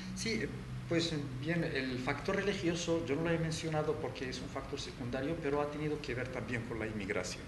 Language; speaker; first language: Spanish; non-native, fluent; Arabic